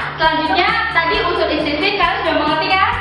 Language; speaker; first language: Indonesian; native; Indonesian